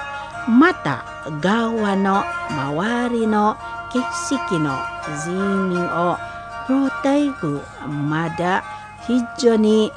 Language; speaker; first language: Japanese; non-native, fluent; Indonesian